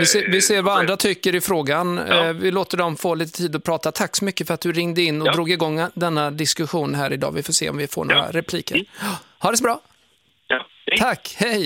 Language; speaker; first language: Swedish; native; Swedish